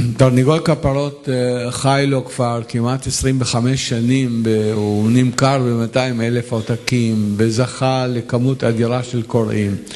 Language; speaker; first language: Hebrew; non-native, fluent; Arabic